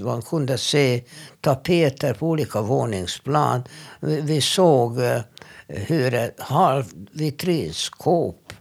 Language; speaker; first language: Swedish; non-native, fluent; Hungarian